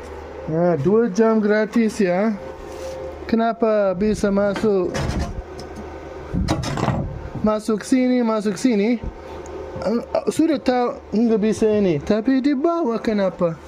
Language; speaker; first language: Indonesian; non-native, learner; English